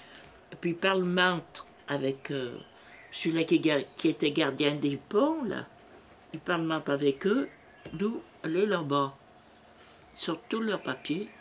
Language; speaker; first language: French; native; French